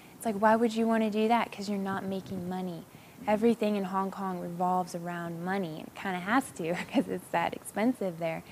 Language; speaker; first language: English; native; English